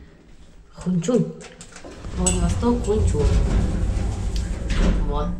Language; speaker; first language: Russian; non-native, local second language; Yakut